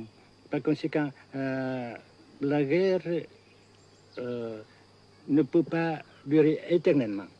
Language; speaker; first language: French; non-native, fluent; Vietnamese